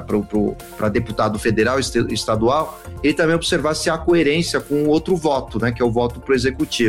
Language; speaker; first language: Portuguese; native; Portuguese